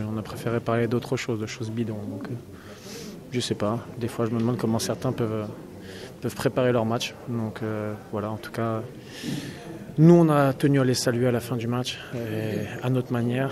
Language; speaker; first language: French; native; French